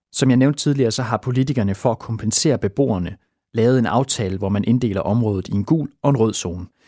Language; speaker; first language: Danish; native; Danish